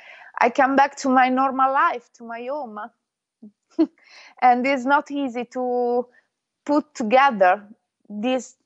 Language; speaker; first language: English; non-native, fluent; Italian